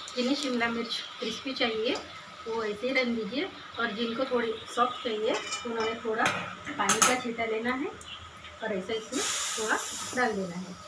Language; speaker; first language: Hindi; non-native, local second language; Marathi